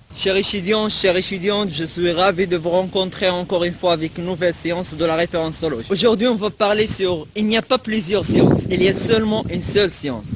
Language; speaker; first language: French; non-native, local second language; Arabic